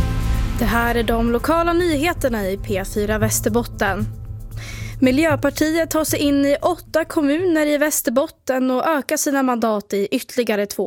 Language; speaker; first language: Swedish; native; Swedish